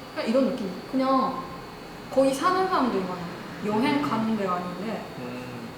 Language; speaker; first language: Korean; non-native, learner; Japanese